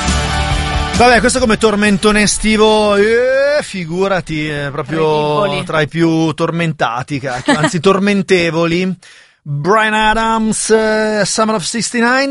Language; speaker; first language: Italian; native; Italian